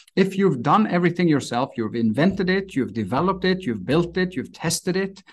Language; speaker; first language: English; non-native, fluent; Norwegian